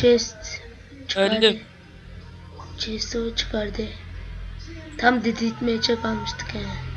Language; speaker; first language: Turkish; native; Turkish